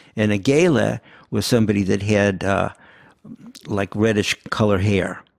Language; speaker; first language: English; early bilingual, other home language; Yiddish